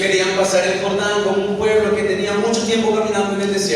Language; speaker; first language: Spanish; native; Spanish